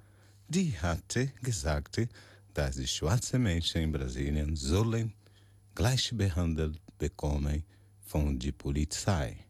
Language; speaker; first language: German; non-native, learner; Portuguese